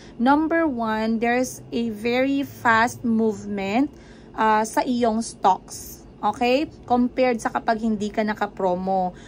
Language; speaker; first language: Filipino; native; Filipino